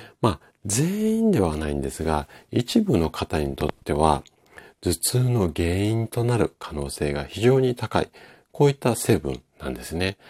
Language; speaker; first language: Japanese; native; Japanese